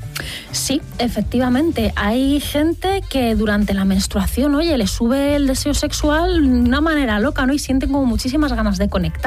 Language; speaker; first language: Spanish; native; Spanish